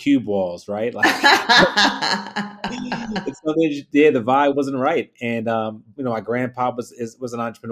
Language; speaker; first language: English; native; English